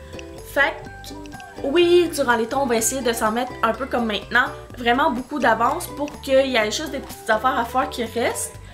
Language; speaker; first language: French; native; French